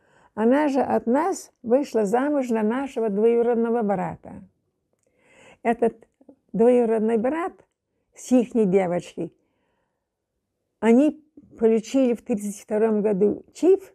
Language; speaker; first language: Russian; non-native, local second language; German